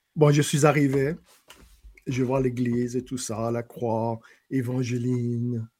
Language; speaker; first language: French; non-native, fluent; English